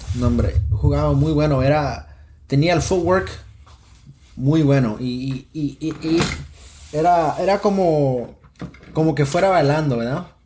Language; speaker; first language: Spanish; early bilingual, heritage; Spanish